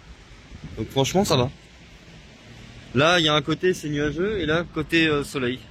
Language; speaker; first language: French; native; French